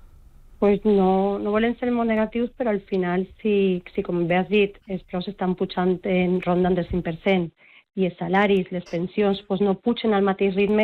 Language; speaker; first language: Catalan; non-native, local second language; Spanish